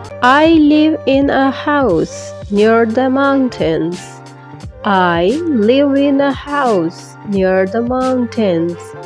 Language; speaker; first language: English; non-native, fluent; Urdu